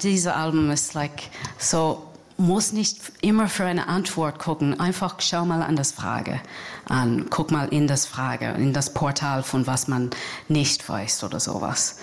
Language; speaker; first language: German; non-native, learner; English